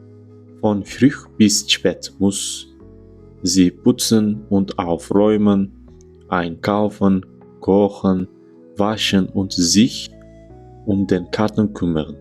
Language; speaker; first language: German; non-native, learner; Uzbek